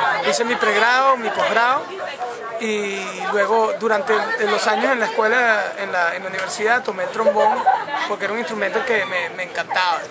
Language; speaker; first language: Spanish; native; Spanish